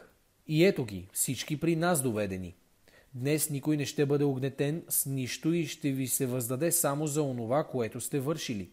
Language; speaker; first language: Bulgarian; native; Bulgarian